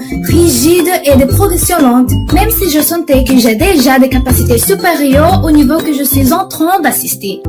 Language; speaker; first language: French; non-native, learner; Portuguese